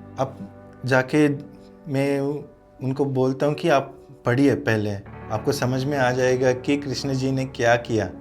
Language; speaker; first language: Hindi; non-native, local second language; Telugu